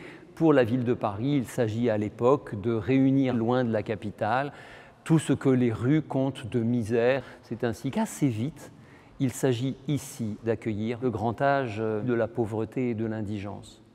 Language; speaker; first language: French; native; French